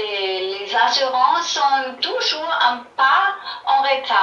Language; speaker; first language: French; non-native, learner; German